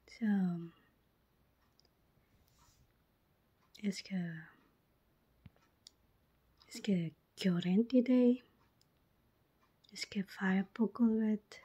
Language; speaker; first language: Danish; non-native, learner; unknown